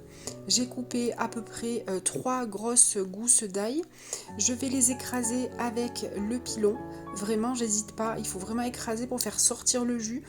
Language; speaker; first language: French; native; French